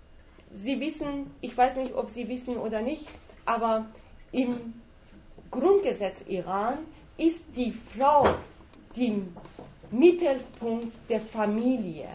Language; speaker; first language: German; non-native, fluent; Persian